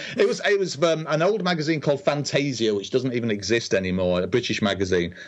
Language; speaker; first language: English; native; English